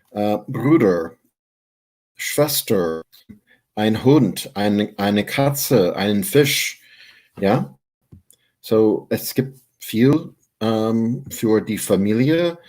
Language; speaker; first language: German; non-native, fluent; English